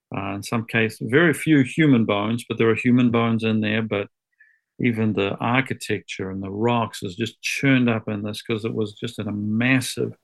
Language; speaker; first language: English; native; English